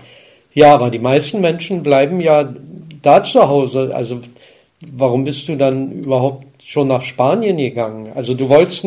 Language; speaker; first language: German; native; German